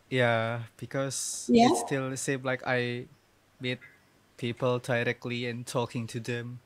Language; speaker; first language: English; non-native, learner; Indonesian